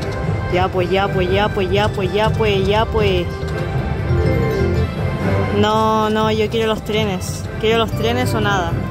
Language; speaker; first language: Spanish; native; Spanish